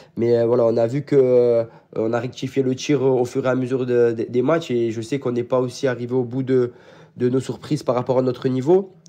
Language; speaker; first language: French; native; French